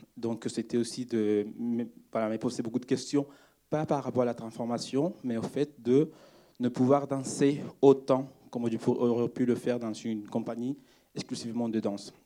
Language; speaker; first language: French; non-native, fluent; Spanish